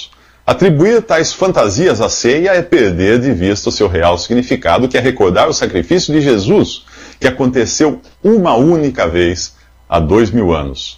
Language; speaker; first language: Portuguese; native; Portuguese